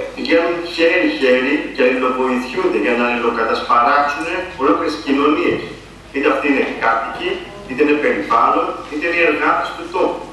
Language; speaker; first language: Greek; native; Greek